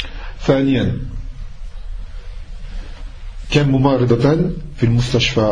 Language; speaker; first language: Arabic; non-native, fluent; French